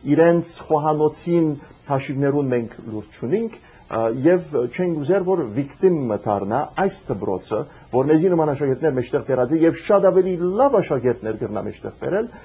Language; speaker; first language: Armenian; early bilingual, heritage; Armenian